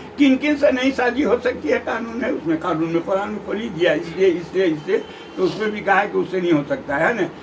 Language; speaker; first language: Hindi; native; Hindi